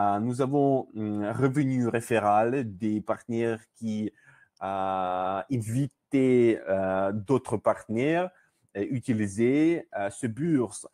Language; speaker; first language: French; non-native, learner; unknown